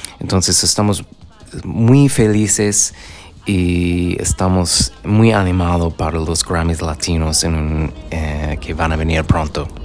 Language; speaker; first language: Spanish; non-native, fluent; English